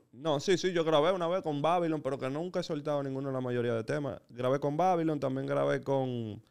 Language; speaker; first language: Spanish; native; Spanish